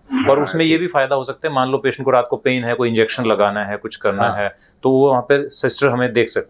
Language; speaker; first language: Hindi; native; Hindi